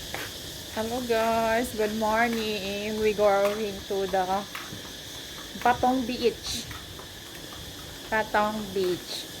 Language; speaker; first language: English; non-native, learner; Filipino